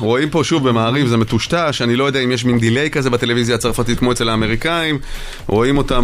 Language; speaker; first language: Hebrew; native; Hebrew